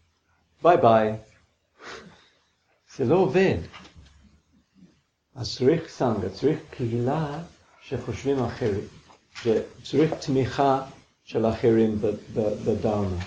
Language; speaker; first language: Hebrew; non-native, fluent; English